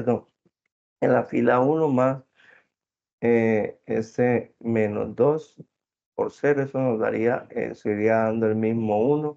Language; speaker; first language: Spanish; native; Spanish